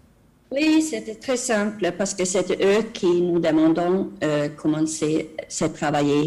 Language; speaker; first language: French; non-native, fluent; Swedish